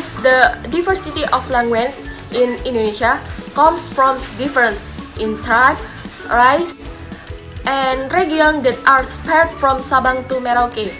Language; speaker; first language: English; non-native, learner; Indonesian